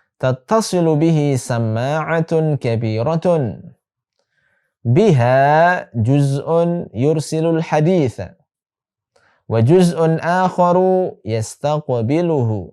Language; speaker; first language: Arabic; non-native, fluent; Indonesian